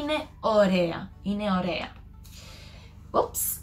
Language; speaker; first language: Greek; non-native, learner; English